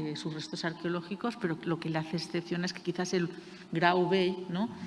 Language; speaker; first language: Spanish; native; Spanish